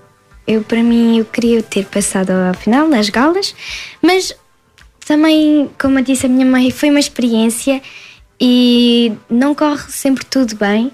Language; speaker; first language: Portuguese; early bilingual, heritage; French